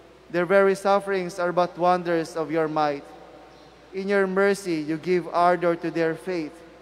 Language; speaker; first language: English; non-native, local second language; Filipino